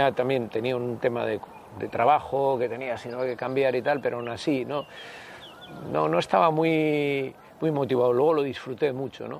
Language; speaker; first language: Spanish; native; Spanish